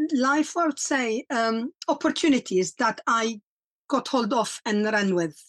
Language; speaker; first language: English; non-native, fluent; Arabic